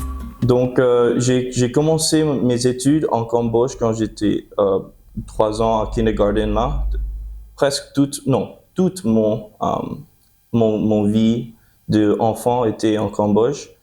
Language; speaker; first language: French; early bilingual, heritage; French